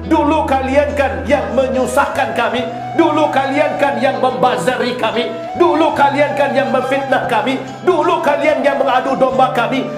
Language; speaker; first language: Indonesian; native; Indonesian